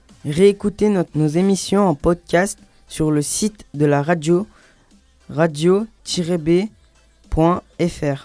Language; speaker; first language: French; native; French